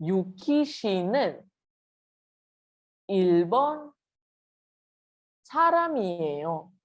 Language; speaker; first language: Korean; non-native, fluent; Malay